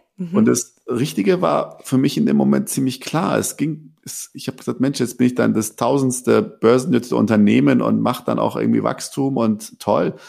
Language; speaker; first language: German; early bilingual, other home language; Persian